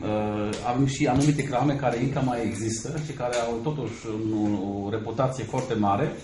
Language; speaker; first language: Romanian; non-native, fluent; German